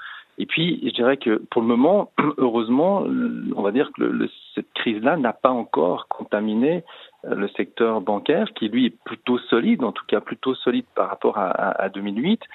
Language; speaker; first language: French; native; French